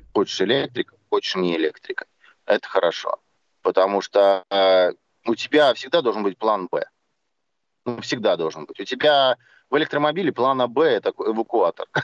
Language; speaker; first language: Russian; native; Russian